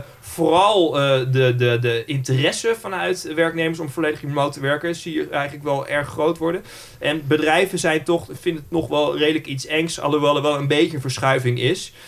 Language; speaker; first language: Dutch; native; Dutch